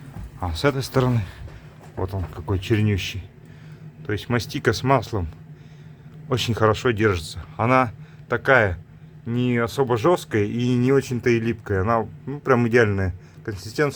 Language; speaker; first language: Russian; native; Russian